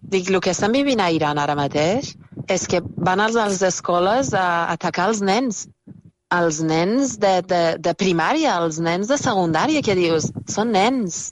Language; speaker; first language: Catalan; non-native, fluent; Persian